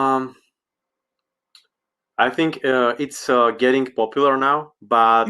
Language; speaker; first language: English; non-native, learner; Slovak